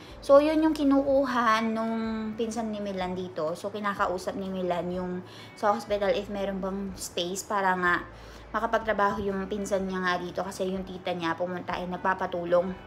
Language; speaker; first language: Filipino; native; Filipino